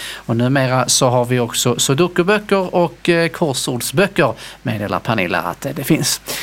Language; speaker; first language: Swedish; native; Swedish